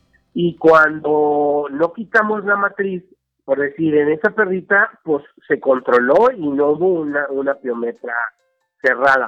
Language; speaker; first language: Spanish; native; Spanish